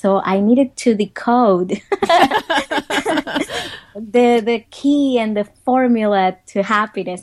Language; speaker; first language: English; non-native, fluent; Spanish